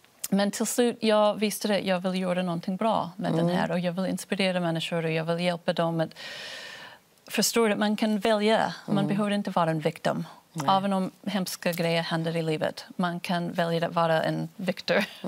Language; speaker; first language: Swedish; non-native, fluent; Spanish